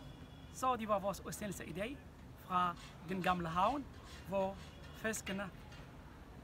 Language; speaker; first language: Danish; non-native, fluent; Arabic